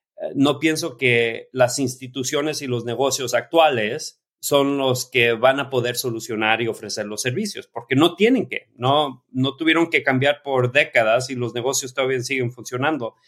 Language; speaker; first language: Spanish; early bilingual, heritage; Spanish